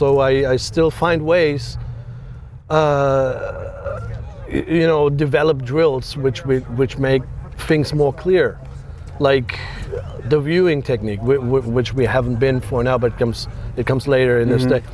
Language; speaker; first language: English; non-native, fluent; German